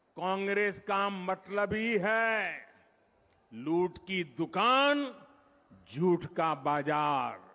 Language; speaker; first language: Hindi; non-native, local second language; Gujarati